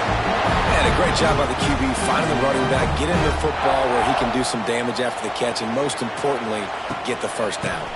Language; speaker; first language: English; native; English